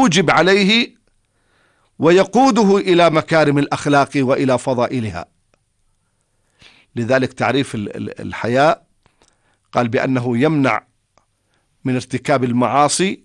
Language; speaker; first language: Arabic; native; Arabic